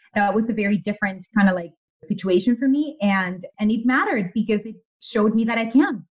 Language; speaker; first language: English; non-native, fluent; Spanish